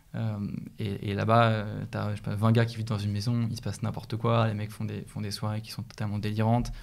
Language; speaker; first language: French; native; French